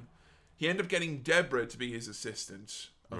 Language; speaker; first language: English; native; English